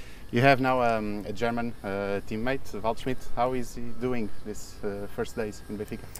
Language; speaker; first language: English; non-native, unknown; Portuguese